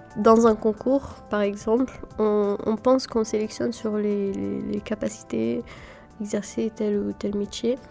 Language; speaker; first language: French; early bilingual, other home language; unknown